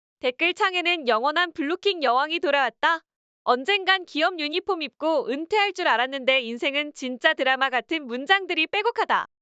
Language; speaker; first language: Korean; native; Korean